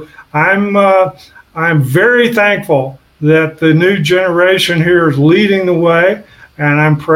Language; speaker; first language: English; native; English